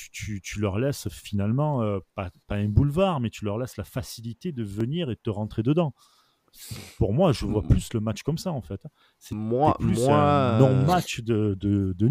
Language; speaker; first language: French; native; French